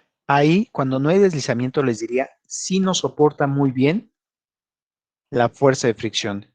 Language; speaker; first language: Spanish; native; Spanish